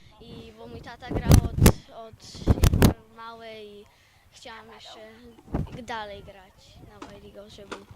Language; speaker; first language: Polish; early bilingual, heritage; Polish